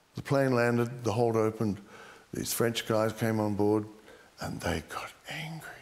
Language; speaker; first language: English; native; English